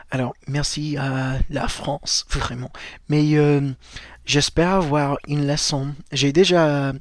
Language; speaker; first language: French; non-native, fluent; English